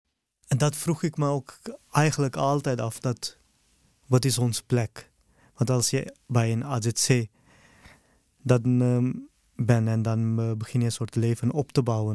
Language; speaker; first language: Dutch; early bilingual, other home language; Urdu